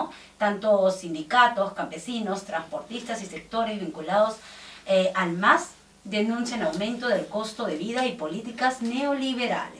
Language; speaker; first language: Spanish; native; Spanish